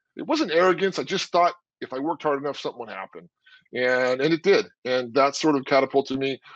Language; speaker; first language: English; native; English